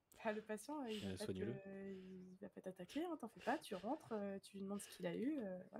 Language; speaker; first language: French; native; French